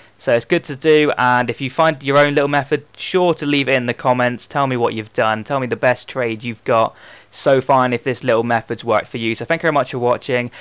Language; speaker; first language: English; native; English